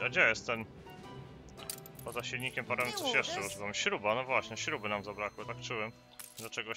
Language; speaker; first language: Polish; native; Polish